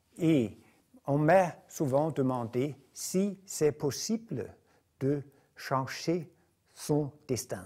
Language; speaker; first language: French; non-native, fluent; Danish